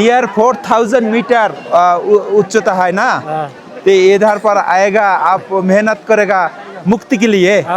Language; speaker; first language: Hindi; non-native, learner; Bangla